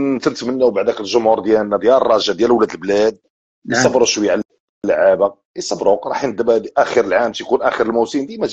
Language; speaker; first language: Arabic; native; Arabic